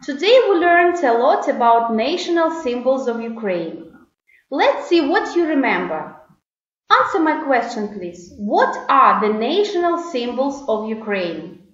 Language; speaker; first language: English; non-native, fluent; Russian